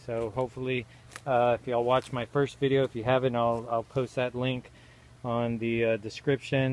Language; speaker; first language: English; native; English